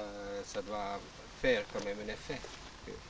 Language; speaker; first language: French; non-native, fluent; Dutch